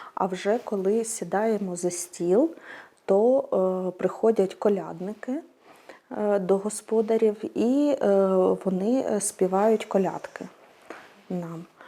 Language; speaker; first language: Ukrainian; native; Ukrainian